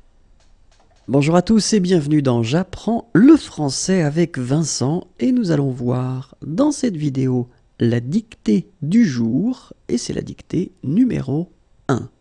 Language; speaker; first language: French; native; French